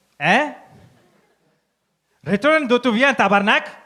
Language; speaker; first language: French; non-native, learner; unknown